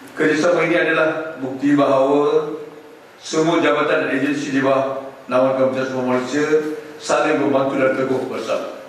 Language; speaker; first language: Malay; non-native, local second language; Tamil